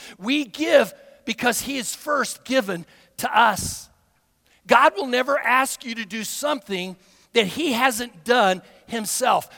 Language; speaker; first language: English; native; English